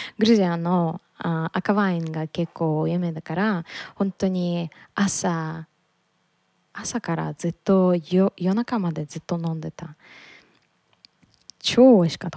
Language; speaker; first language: Japanese; non-native, learner; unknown